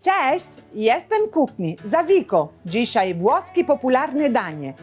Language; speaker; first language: Polish; non-native, learner; Italian